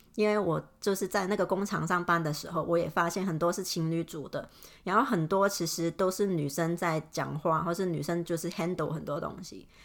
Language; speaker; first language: Chinese; non-native, local second language; Cantonese